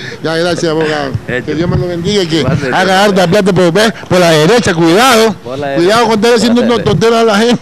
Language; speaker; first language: Spanish; native; Spanish